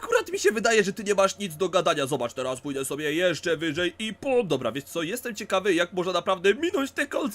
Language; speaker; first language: Polish; native; Polish